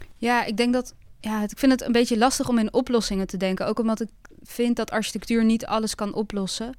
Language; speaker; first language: Dutch; early bilingual, other home language; Bosnian